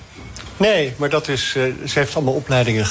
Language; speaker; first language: Dutch; non-native, fluent; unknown